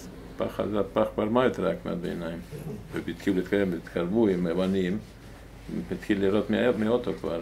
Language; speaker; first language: Hebrew; non-native, fluent; Russian